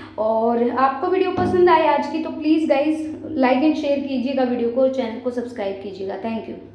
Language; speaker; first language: Hindi; native; Hindi